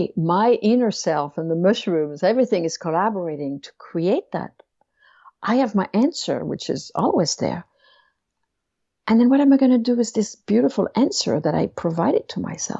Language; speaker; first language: English; non-native, fluent; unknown